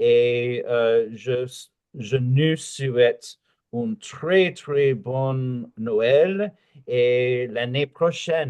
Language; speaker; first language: French; non-native, learner; English